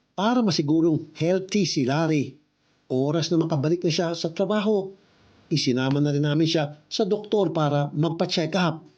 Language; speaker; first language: Filipino; native; Filipino